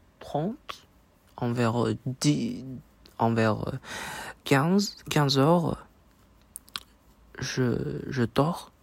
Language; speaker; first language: French; non-native, learner; Chinese